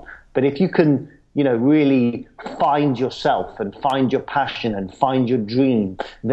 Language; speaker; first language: English; native; English